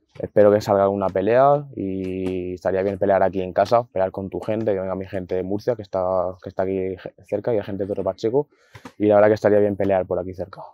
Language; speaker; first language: Spanish; early bilingual, other home language; Arabic